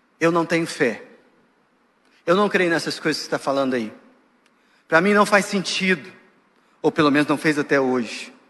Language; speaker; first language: Portuguese; native; Portuguese